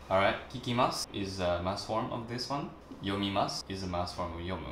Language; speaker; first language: English; non-native, fluent; Japanese